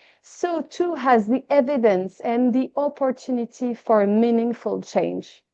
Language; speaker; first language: English; non-native, fluent; French